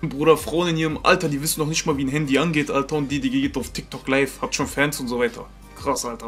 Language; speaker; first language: German; native; German